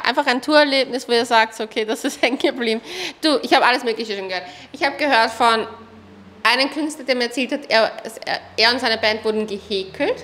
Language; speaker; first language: German; native; German